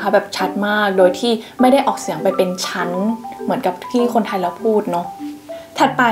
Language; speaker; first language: Thai; native; Thai